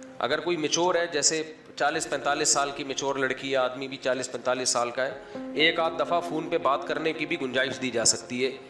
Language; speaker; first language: Urdu; native; Urdu